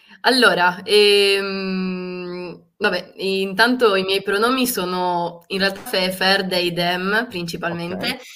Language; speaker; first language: Italian; early bilingual, other home language; Spanish